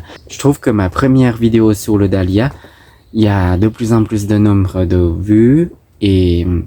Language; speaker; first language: French; non-native, fluent; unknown